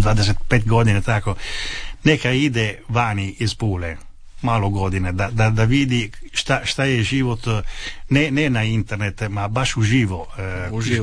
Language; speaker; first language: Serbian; non-native, fluent; Italian